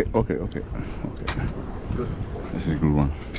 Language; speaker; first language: English; native; English